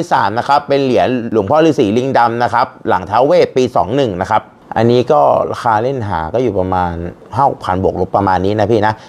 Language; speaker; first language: Thai; native; Thai